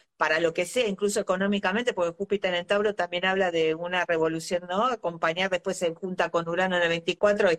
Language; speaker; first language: Spanish; native; Spanish